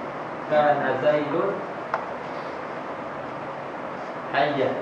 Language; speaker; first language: Arabic; non-native, fluent; Malay